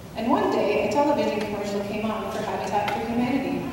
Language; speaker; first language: English; native; English